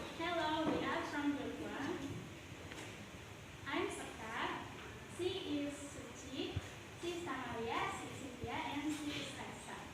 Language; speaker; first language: English; non-native, learner; Indonesian